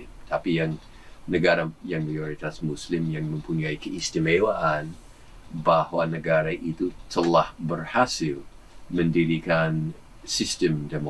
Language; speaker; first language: Indonesian; non-native, fluent; English